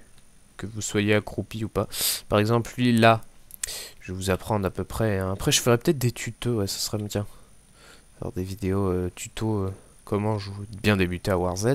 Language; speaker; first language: French; native; French